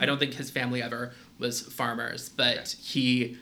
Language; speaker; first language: English; native; English